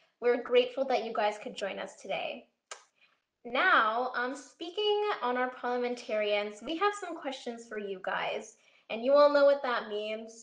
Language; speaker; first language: English; native; English